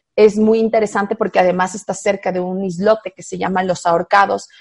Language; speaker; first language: Spanish; native; Spanish